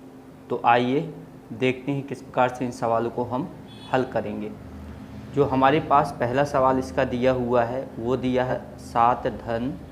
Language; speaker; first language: Hindi; native; Hindi